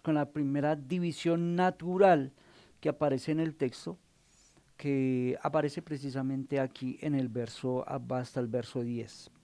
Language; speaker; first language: Spanish; native; Spanish